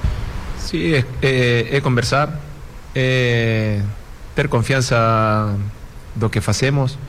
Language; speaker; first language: Portuguese; non-native, fluent; Spanish